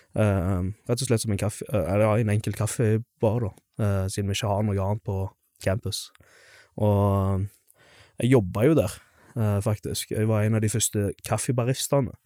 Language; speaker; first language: Norwegian; native; Norwegian